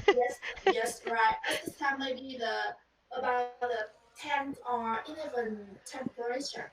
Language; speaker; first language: English; non-native, learner; Vietnamese